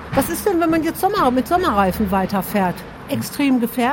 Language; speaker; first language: German; native; German